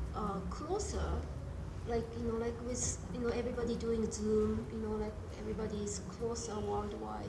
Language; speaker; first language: English; non-native, fluent; Japanese